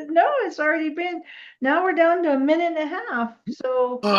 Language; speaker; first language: English; native; English